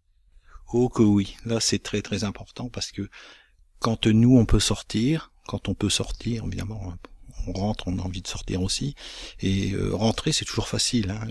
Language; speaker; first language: French; native; French